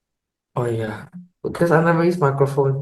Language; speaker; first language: English; non-native, learner; Indonesian